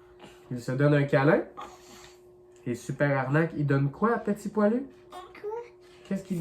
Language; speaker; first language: French; native; French